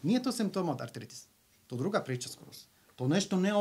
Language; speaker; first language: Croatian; non-native, learner; Arabic